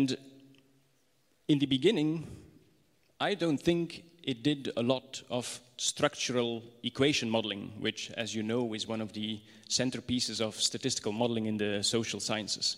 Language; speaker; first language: English; non-native, fluent; Dutch